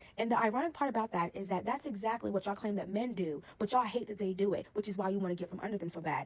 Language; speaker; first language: English; native; English